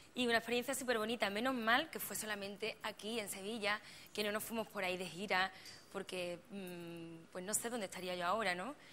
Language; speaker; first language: Spanish; native; Spanish